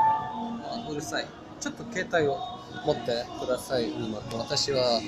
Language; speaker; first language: Japanese; non-native, fluent; Persian